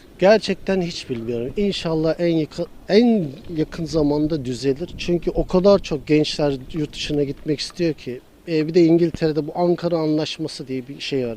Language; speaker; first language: Turkish; native; Turkish